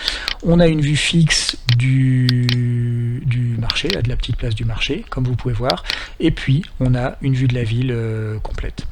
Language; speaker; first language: French; native; French